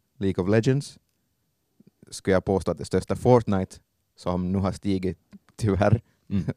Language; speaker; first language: Swedish; native; Swedish